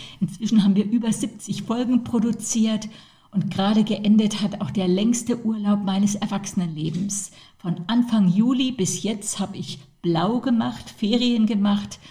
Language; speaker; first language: German; native; German